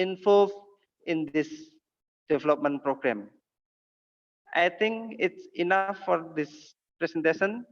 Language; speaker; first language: English; non-native, learner; Indonesian